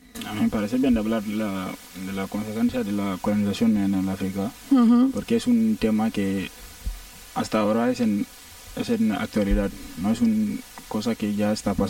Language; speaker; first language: Spanish; non-native, learner; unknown